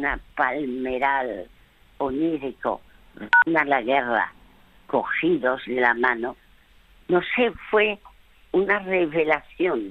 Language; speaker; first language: Spanish; early bilingual, other home language; French